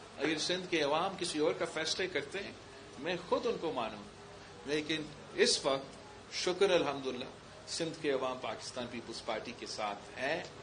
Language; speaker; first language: Urdu; non-native, local second language; English